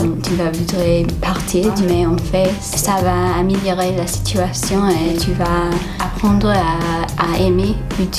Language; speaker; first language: French; non-native, fluent; English